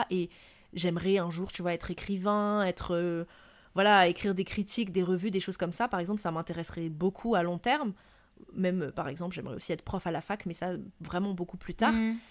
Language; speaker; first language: French; non-native, local second language; Malagasy